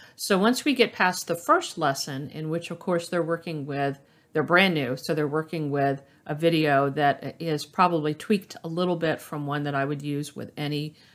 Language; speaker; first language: English; native; English